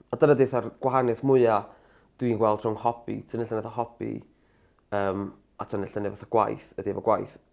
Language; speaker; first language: Welsh; native; Welsh